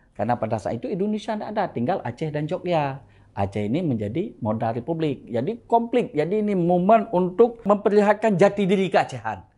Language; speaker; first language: Indonesian; native; Indonesian